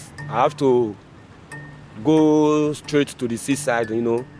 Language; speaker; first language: English; non-native, local second language; Bini